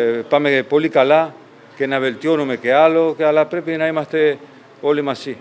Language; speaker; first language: Greek; non-native, fluent; Spanish